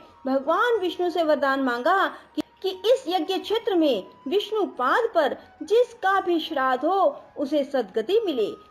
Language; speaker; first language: Hindi; native; Hindi